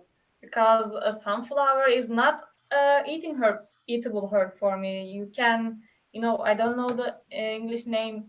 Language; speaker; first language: English; non-native, learner; Turkish